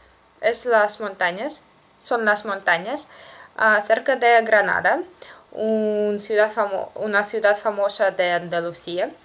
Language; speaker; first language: Spanish; non-native, learner; Russian